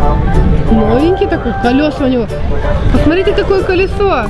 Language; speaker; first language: Russian; native; Russian